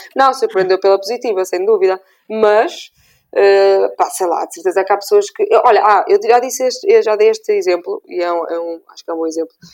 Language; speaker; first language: Portuguese; native; Portuguese